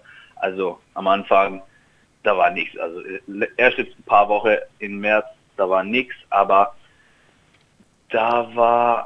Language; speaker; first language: German; early bilingual, heritage; German